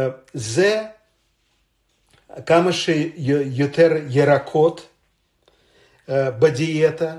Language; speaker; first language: Hebrew; non-native, fluent; Russian